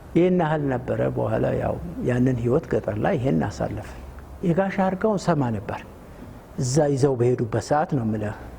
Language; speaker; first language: Amharic; non-native, local second language; Sebat Bet Gurage